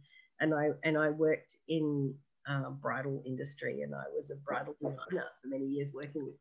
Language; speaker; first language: English; native; English